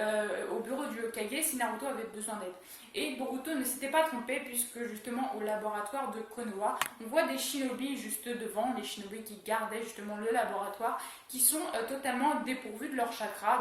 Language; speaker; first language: French; native; French